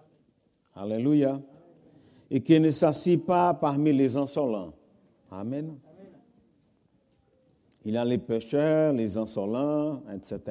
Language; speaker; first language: French; non-native, fluent; Portuguese